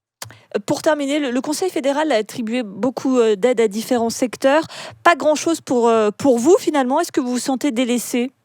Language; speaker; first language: French; native; French